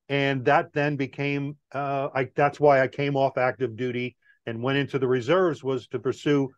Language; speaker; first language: English; native; English